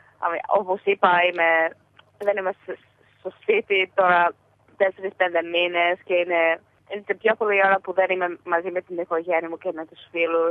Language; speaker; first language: Greek; early bilingual, heritage; Greek